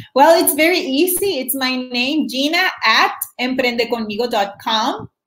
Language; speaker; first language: English; non-native, fluent; Spanish